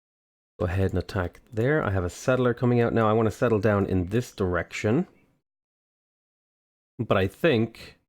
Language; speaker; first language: English; native; English